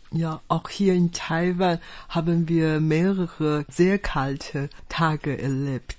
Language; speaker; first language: German; non-native, fluent; Chinese